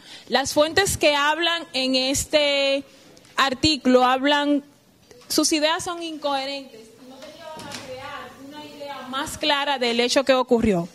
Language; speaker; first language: Spanish; native; Spanish